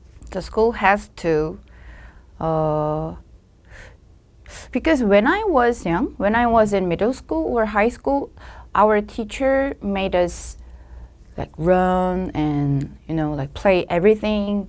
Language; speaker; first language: English; non-native, learner; Korean